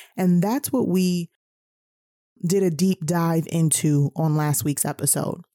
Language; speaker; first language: English; native; English